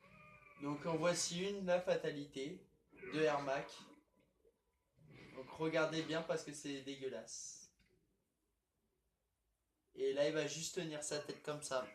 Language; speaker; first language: French; native; French